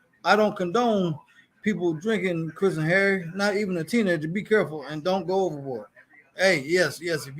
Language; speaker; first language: English; native; English